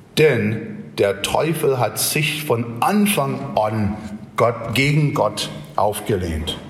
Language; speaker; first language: German; non-native, fluent; English